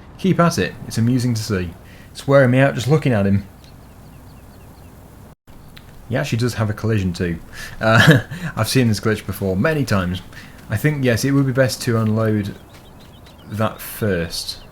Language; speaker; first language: English; native; English